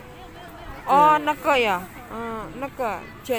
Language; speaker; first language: Chinese; non-native, learner; Javanese